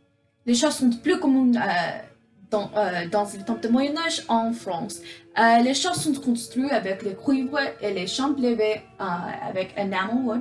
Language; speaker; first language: French; non-native, learner; English